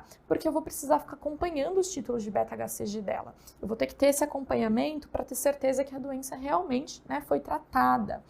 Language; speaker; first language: Portuguese; native; Portuguese